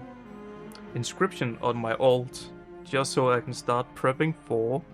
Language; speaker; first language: English; non-native, fluent; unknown